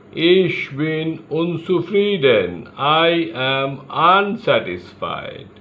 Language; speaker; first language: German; non-native, learner; Bangla